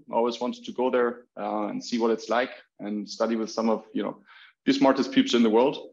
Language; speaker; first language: English; non-native, fluent; German